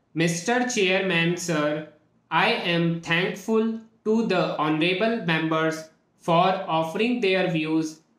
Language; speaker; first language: English; non-native, local second language; Hindi